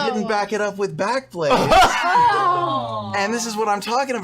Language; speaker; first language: English; native; English